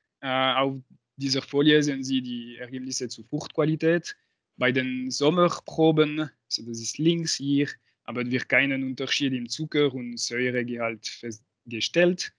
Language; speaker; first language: German; non-native, local second language; French